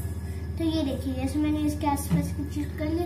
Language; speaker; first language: Hindi; native; Hindi